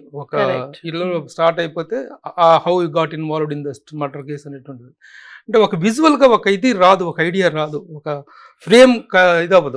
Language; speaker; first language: Telugu; native; Telugu